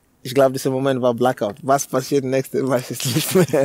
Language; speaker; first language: German; non-native, learner; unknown